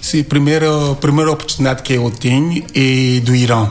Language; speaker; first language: Portuguese; non-native, learner; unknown